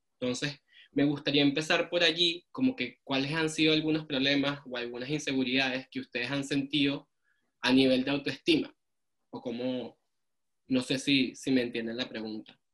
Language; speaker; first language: Spanish; native; Spanish